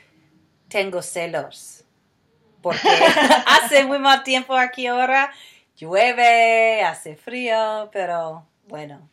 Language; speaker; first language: Spanish; non-native, fluent; English